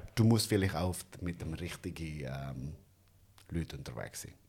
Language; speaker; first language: German; non-native, fluent; Indonesian